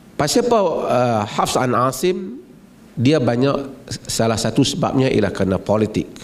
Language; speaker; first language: Malay; native; Malay